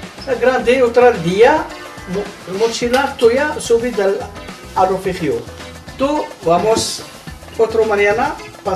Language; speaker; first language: Spanish; non-native, learner; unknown